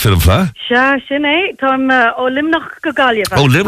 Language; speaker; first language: Irish; non-native, local second language; English